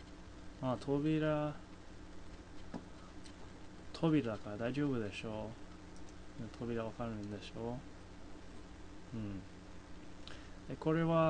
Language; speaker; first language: Japanese; non-native, fluent; English